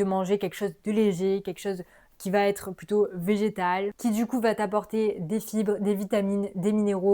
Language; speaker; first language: French; native; French